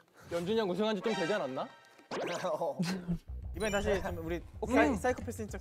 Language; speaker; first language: Korean; native; Korean